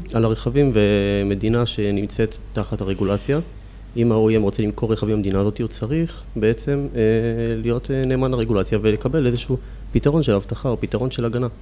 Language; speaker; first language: Hebrew; native; Hebrew